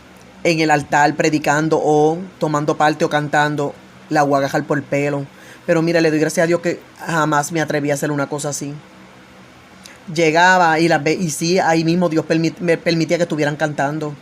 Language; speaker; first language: Spanish; native; Spanish